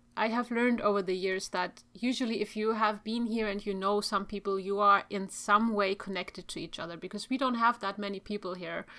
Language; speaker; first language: English; non-native, fluent; Czech